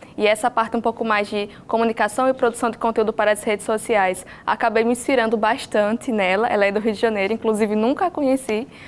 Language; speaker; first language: Portuguese; native; Portuguese